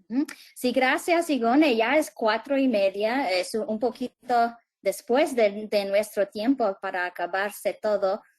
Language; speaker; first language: Spanish; early bilingual, heritage; Spanish